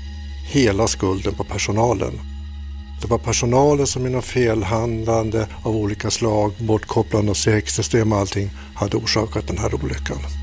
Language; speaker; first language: Swedish; native; Swedish